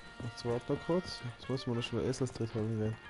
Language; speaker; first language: German; native; German